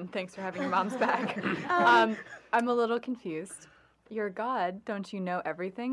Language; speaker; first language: English; non-native, fluent; Turkish